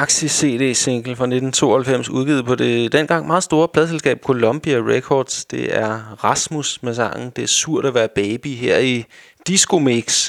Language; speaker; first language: Danish; native; Danish